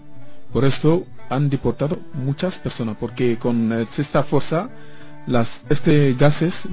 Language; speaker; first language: Spanish; non-native, learner; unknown